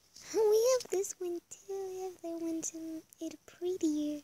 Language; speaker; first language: English; non-native, learner; Spanish